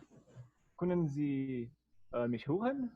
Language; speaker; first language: German; non-native, learner; Portuguese